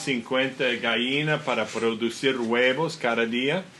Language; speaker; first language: Spanish; non-native, learner; English